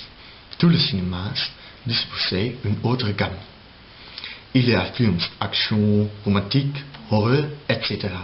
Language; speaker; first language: French; non-native, learner; Dutch